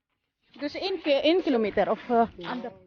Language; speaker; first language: Dutch; non-native, fluent; Filipino